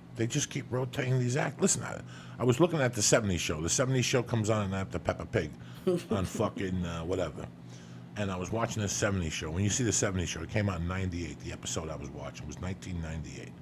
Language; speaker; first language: English; non-native, fluent; Spanish